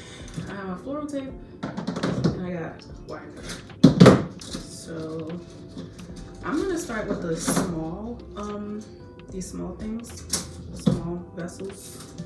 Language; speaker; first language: English; native; English